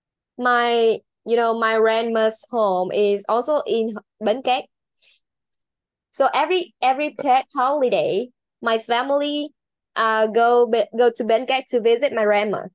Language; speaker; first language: English; non-native, learner; Vietnamese